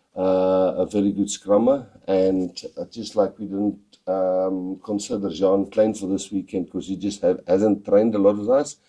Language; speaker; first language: English; non-native, local second language; Afrikaans